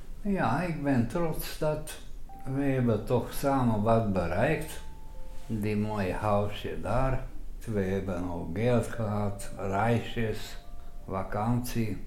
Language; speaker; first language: Dutch; non-native, fluent; Romanian